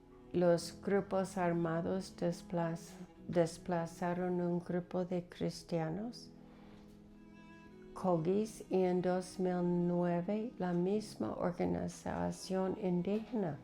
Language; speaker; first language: Spanish; non-native, fluent; English